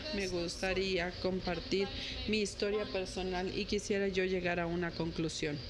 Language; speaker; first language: Spanish; non-native, fluent; Ukrainian